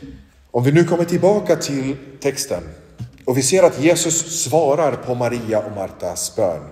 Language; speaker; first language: Swedish; non-native, local second language; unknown